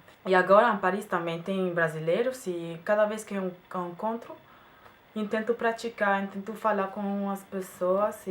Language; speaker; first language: Portuguese; non-native, fluent; German